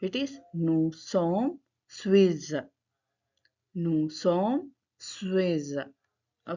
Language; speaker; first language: French; non-native, learner; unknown